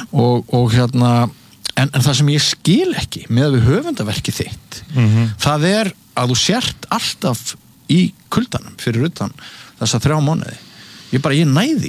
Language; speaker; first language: Icelandic; native; Icelandic